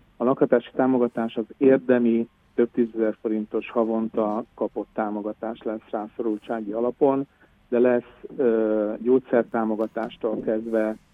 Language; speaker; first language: Hungarian; native; Hungarian